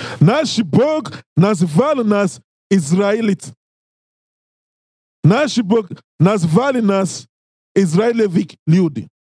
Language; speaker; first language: Russian; non-native, learner; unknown